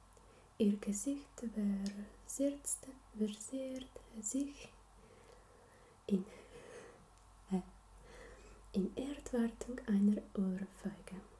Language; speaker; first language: German; non-native, learner; Slovenian